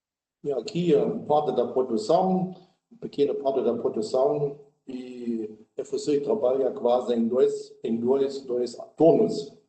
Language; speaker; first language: Portuguese; non-native, learner; German